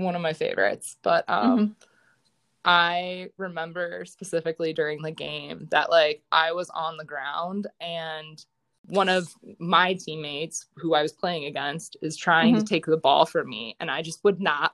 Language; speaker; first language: English; native; English